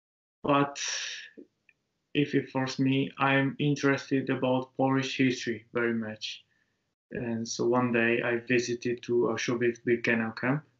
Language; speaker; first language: English; non-native, learner; Japanese